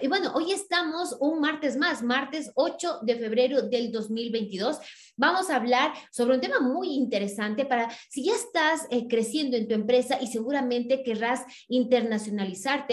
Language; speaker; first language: Spanish; native; Spanish